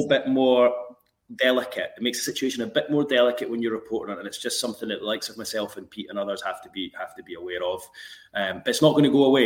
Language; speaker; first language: English; native; English